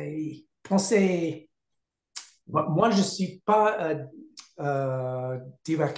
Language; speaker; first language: French; non-native, learner; English